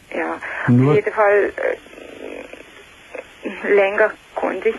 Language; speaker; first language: German; non-native, learner; Russian